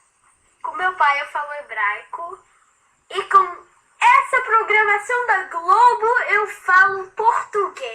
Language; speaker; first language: Portuguese; early bilingual, heritage; Portuguese